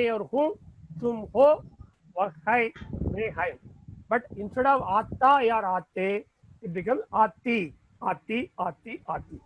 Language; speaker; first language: Hindi; non-native, learner; Tamil